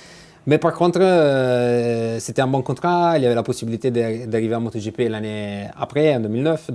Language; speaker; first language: French; non-native, fluent; Italian